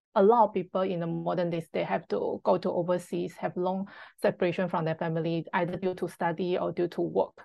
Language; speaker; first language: English; non-native, fluent; Chinese